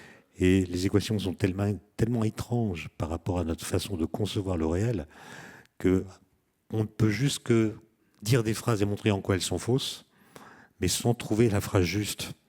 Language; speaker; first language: French; native; French